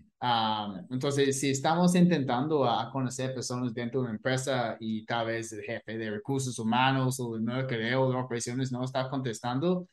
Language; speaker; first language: Spanish; non-native, fluent; English